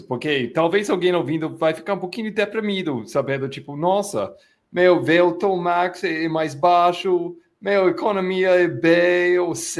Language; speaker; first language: Portuguese; non-native, fluent; English